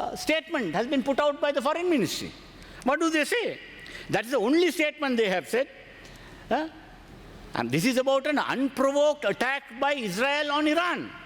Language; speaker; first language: English; non-native, local second language; Sinhala